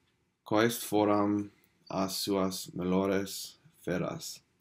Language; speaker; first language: Portuguese; non-native, learner; English